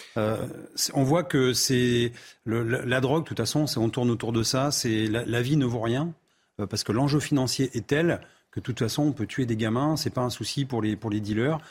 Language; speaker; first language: French; native; French